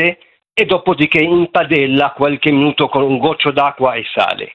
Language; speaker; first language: Italian; non-native, fluent; Arabic